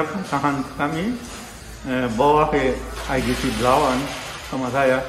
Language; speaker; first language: Indonesian; non-native, learner; Rohingya